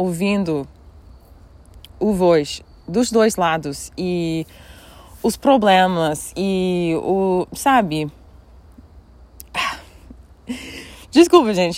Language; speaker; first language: Portuguese; non-native, fluent; English